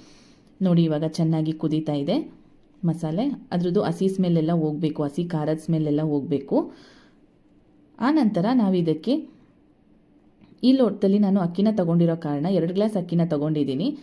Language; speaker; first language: Kannada; native; Kannada